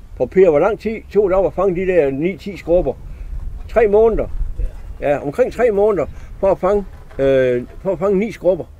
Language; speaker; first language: Danish; native; Danish